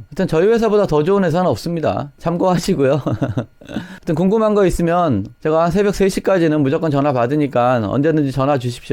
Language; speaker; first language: Korean; native; Korean